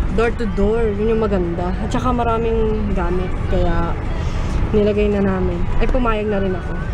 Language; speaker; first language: Filipino; early bilingual, heritage; Filipino